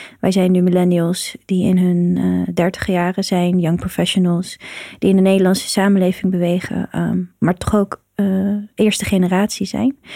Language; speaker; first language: Dutch; early bilingual, other home language; Persian